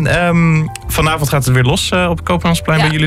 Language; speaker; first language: Dutch; native; Dutch